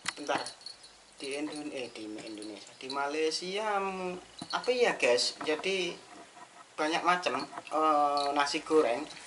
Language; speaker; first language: Indonesian; native; Indonesian